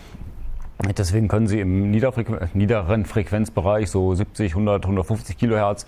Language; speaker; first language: German; native; German